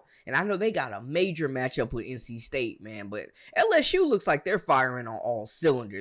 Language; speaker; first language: English; native; English